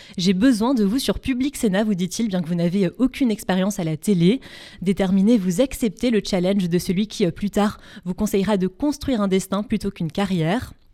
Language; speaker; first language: French; native; French